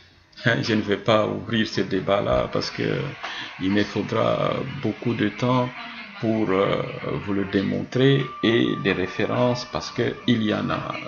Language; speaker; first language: French; non-native, local second language; Swahili